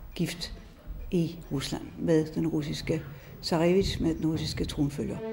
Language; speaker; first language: Danish; native; Danish